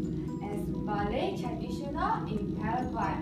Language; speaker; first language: Spanish; non-native, learner; Chinese